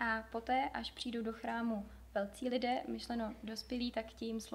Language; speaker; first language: Czech; native; Czech